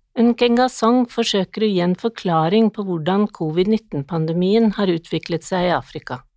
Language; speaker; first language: Norwegian; native; Norwegian